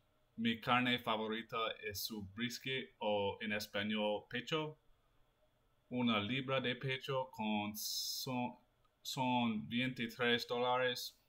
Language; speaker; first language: Spanish; non-native, learner; English